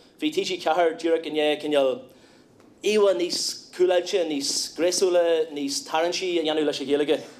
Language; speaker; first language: Irish; non-native, local second language; English